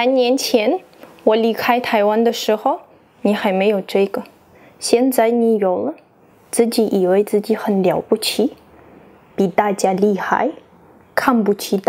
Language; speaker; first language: Chinese; non-native, fluent; Russian